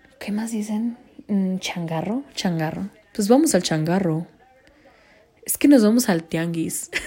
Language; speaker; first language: Spanish; early bilingual, heritage; Spanish